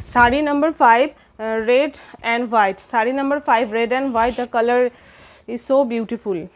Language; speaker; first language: Hindi; non-native, local second language; Bangla